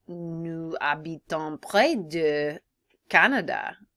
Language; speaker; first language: French; non-native, fluent; English